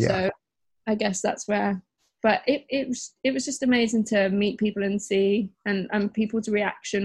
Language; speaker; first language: English; native; English